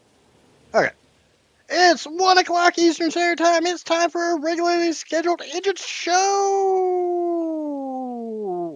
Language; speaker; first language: English; native; English